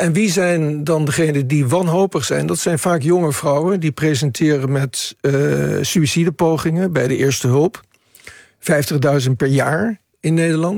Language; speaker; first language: Dutch; native; Dutch